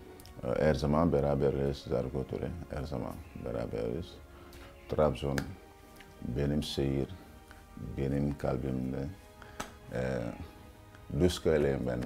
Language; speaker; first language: Turkish; non-native, learner; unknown